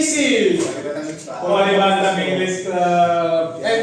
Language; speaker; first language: English; non-native, learner; Indonesian